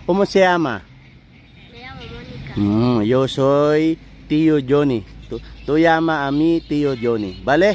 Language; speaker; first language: Spanish; non-native, learner; Filipino